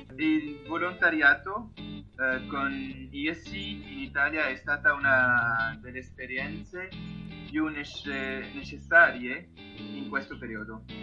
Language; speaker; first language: Italian; non-native, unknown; Arabic